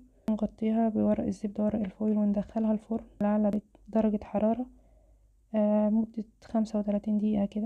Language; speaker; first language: Arabic; native; Arabic